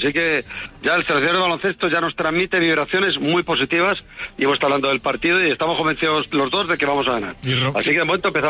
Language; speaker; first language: Spanish; native; Spanish